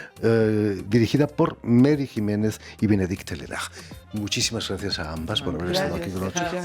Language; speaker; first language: Spanish; native; Spanish